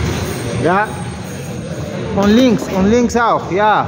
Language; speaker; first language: German; non-native, learner; Russian